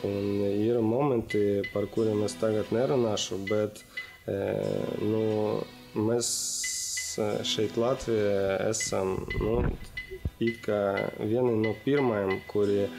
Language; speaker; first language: Latvian; non-native, local second language; Russian